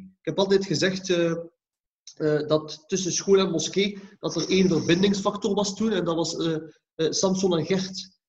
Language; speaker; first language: Dutch; early bilingual, other home language; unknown